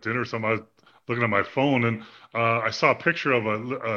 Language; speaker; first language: English; native; English